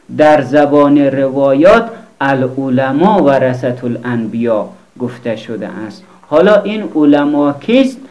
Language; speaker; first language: Persian; native; Persian